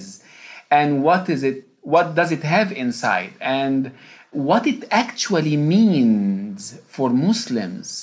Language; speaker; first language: English; non-native, fluent; Arabic